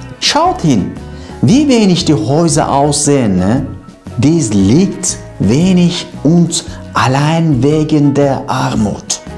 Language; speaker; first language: German; non-native, learner; Turkish